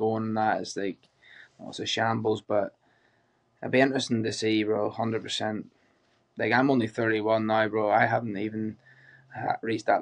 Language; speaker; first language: English; native; English